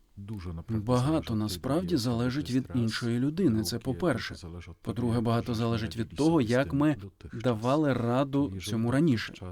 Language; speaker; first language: Ukrainian; non-native, fluent; Polish